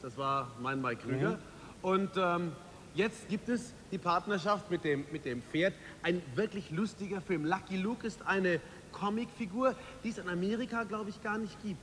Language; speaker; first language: German; native; German